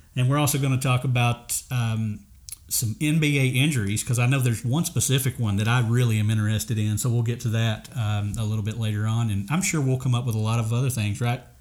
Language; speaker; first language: English; native; English